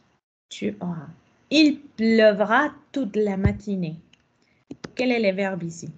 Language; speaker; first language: French; non-native, fluent; Spanish